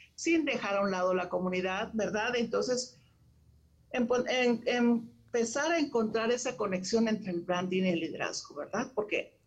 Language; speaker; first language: Spanish; native; Spanish